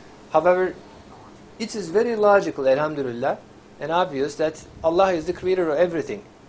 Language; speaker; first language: English; non-native, fluent; Turkish